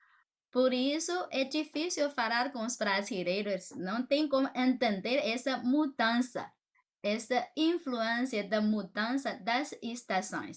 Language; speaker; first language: Portuguese; non-native, fluent; Chinese